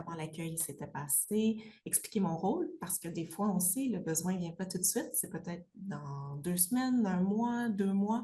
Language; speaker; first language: French; native; French